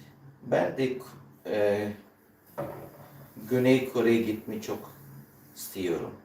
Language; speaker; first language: Turkish; non-native, learner; Filipino